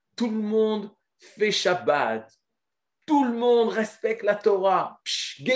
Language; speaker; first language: French; native; French